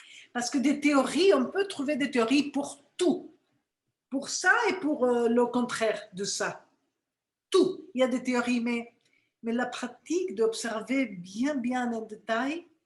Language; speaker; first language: French; non-native, fluent; Spanish